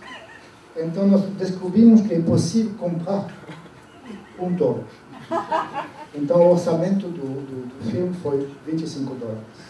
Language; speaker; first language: Portuguese; non-native, fluent; French